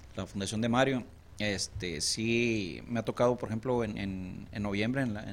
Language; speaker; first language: Spanish; native; Spanish